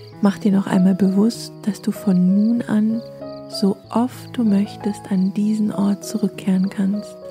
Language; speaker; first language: German; native; German